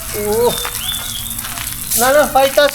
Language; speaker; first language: English; non-native, local second language; Malayalam